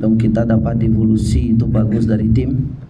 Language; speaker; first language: Indonesian; non-native, fluent; Portuguese